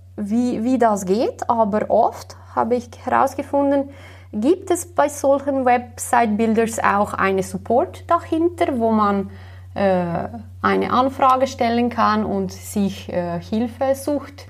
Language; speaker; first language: German; non-native, fluent; Slovenian